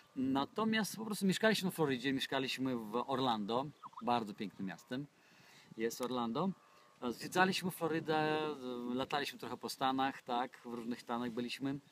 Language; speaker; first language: Polish; non-native, fluent; Russian